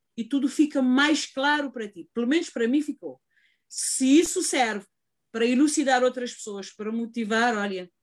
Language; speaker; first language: Portuguese; native; Portuguese